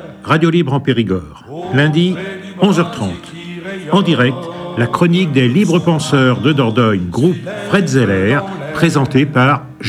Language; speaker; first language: French; native; French